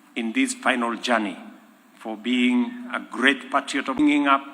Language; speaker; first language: English; non-native, local second language; Kalenjin